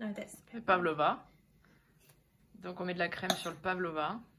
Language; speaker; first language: French; native; French